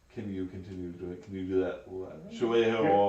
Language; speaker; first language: English; native; English